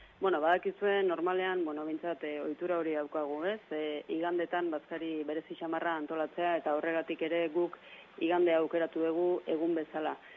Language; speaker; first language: Basque; native; Basque